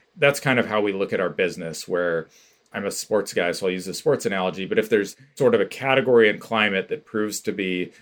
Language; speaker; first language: English; native; English